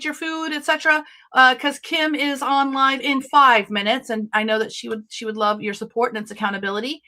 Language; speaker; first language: English; native; English